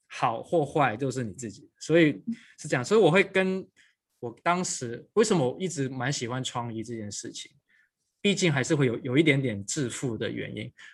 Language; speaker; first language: Chinese; non-native, local second language; Cantonese